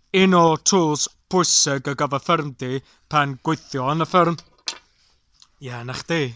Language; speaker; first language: Welsh; non-native, local second language; English